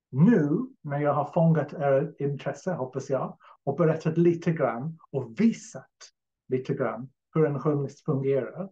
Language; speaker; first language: Swedish; non-native, fluent; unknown